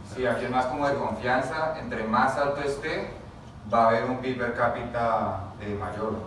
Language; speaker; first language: Spanish; native; Spanish